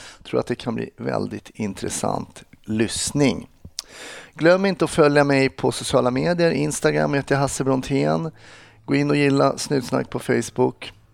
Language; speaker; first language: Swedish; native; Swedish